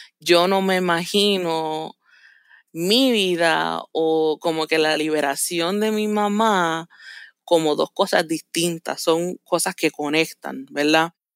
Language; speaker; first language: Spanish; native; Spanish